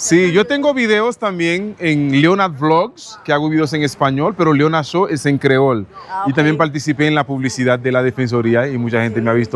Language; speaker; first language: Spanish; non-native, fluent; Haitian Creole